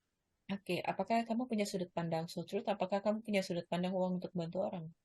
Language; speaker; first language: Indonesian; native; Indonesian